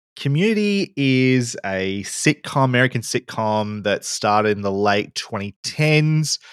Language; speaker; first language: English; native; English